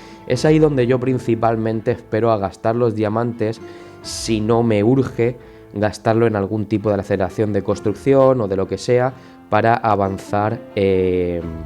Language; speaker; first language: Spanish; native; Spanish